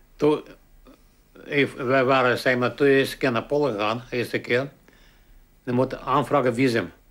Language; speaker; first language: Dutch; non-native, learner; Polish